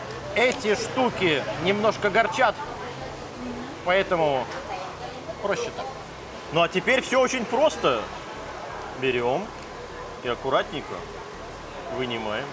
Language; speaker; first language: Russian; native; Russian